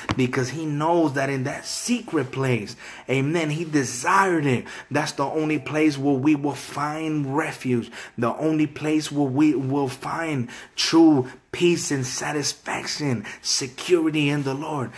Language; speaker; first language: English; early bilingual, other home language; Spanish